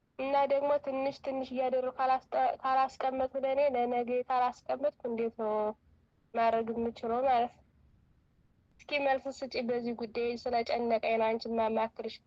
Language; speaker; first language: Amharic; native; Amharic